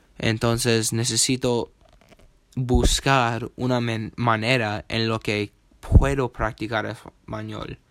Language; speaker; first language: Spanish; non-native, learner; English